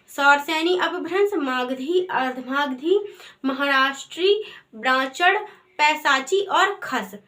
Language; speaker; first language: Hindi; native; Hindi